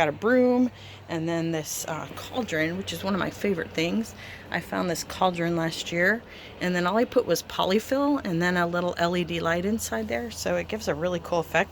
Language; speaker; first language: English; native; English